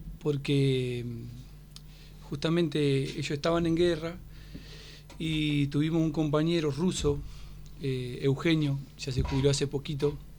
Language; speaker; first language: Spanish; native; Spanish